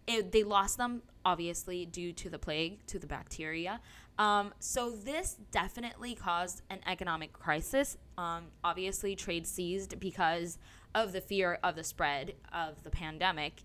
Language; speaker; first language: English; non-native, local second language; Spanish